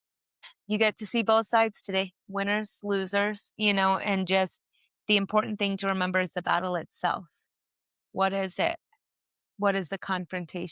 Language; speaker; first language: English; native; English